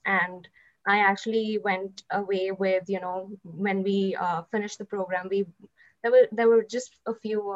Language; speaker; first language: English; non-native, local second language; Hindi